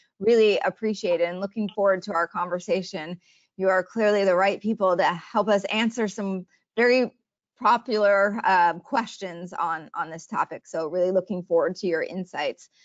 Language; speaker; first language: English; native; English